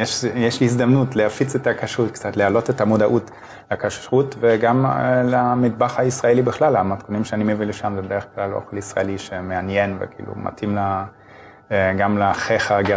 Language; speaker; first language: Hebrew; non-native, fluent; German